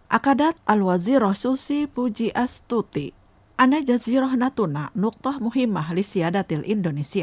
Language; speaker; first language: Arabic; non-native, fluent; Indonesian